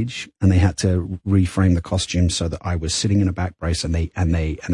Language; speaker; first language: English; native; English